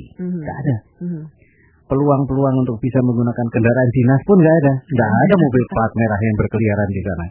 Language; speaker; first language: Indonesian; native; Indonesian